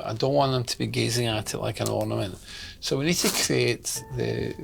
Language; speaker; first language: English; native; English